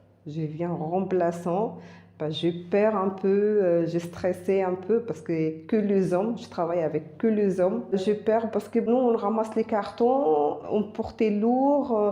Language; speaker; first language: French; non-native, learner; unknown